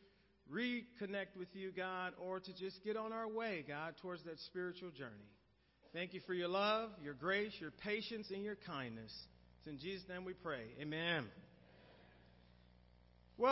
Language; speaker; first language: English; native; English